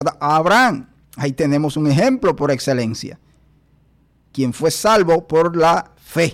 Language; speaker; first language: Spanish; native; Spanish